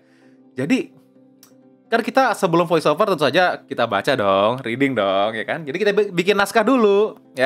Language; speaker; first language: Indonesian; native; Indonesian